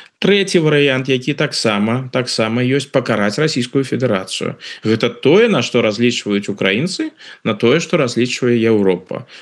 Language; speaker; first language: Belarusian; native; Belarusian